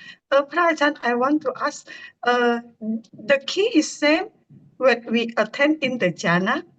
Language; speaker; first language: English; non-native, learner; Indonesian